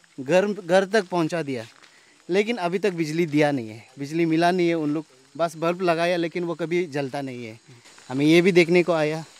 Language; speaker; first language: Hindi; non-native, local second language; Nyishi